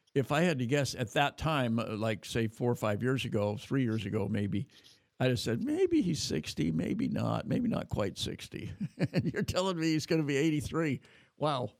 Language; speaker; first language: English; native; English